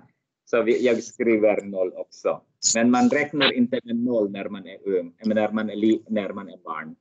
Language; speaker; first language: Swedish; non-native, fluent; Arabic